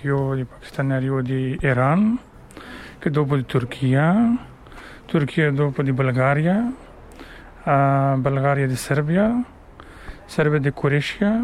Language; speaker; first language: Italian; non-native, learner; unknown